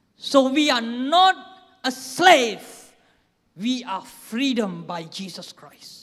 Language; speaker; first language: English; non-native, local second language; Tamil